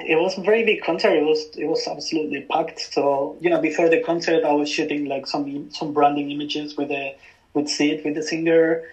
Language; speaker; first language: English; non-native, fluent; Spanish